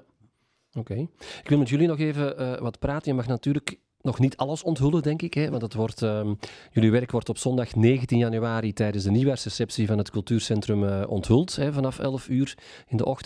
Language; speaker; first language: Dutch; native; Dutch